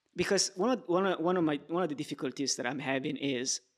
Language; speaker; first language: English; non-native, fluent; Italian